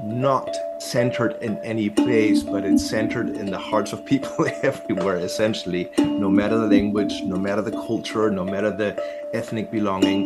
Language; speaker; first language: English; non-native, fluent; German